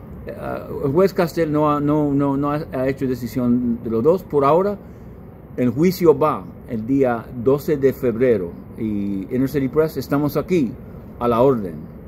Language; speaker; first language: Spanish; non-native, fluent; English